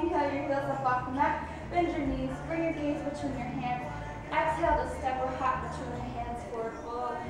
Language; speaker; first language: English; native; English